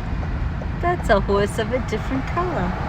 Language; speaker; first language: English; native; English